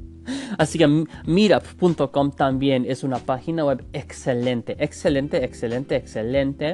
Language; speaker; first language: Spanish; non-native, fluent; English